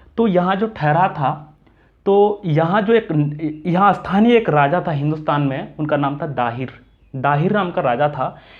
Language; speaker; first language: Hindi; native; Hindi